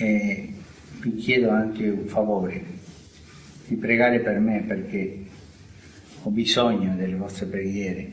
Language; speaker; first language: Italian; early bilingual, heritage; Italian